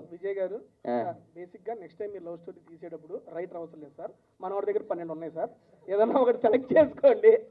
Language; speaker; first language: Telugu; native; Telugu